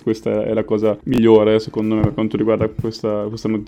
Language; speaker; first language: Italian; native; Italian